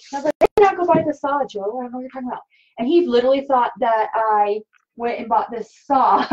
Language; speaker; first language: English; native; English